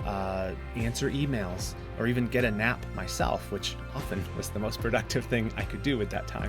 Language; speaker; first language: English; native; English